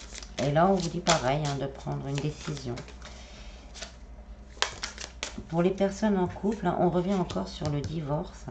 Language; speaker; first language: French; native; French